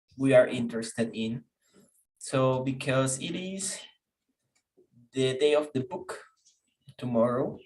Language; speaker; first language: English; non-native, fluent; Spanish